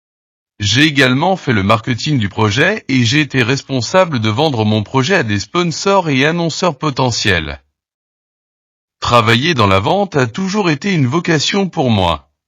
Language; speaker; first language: French; non-native, learner; Portuguese